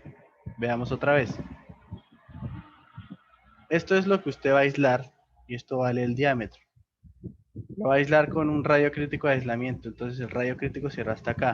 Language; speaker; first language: Spanish; native; Spanish